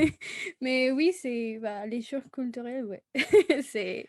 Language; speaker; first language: French; non-native, fluent; Spanish